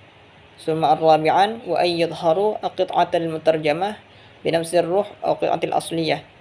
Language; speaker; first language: Arabic; non-native, learner; Indonesian